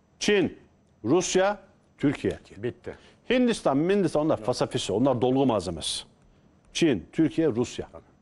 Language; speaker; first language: Turkish; native; Turkish